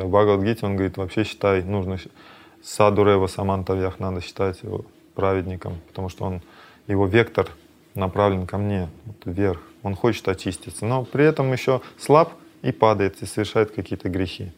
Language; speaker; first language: Russian; native; Russian